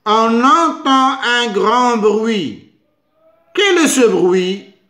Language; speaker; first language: French; non-native, local second language; Arabic